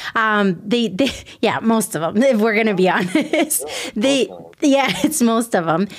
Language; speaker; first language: English; early bilingual, other home language; Spanish